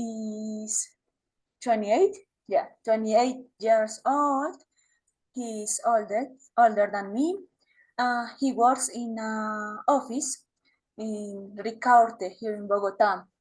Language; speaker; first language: English; non-native, learner; Spanish